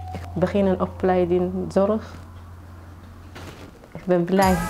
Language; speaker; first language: Dutch; non-native, learner; Tigrinya